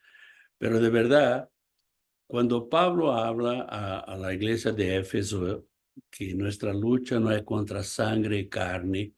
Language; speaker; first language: Spanish; non-native, fluent; Portuguese